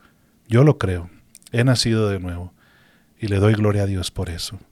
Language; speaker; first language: Spanish; native; Spanish